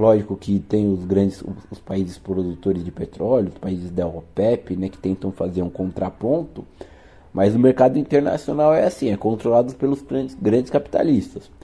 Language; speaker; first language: Portuguese; native; Portuguese